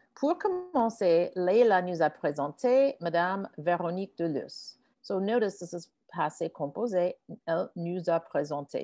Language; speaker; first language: French; non-native, fluent; English